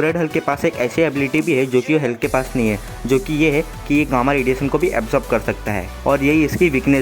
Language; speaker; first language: Hindi; native; Hindi